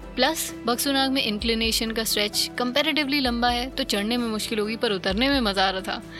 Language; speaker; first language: Hindi; native; Hindi